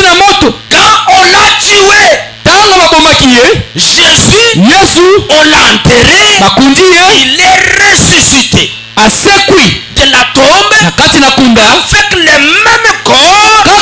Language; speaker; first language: French; non-native, local second language; Lingala